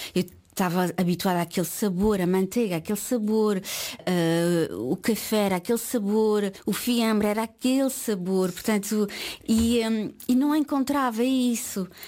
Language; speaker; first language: Portuguese; early bilingual, heritage; Portuguese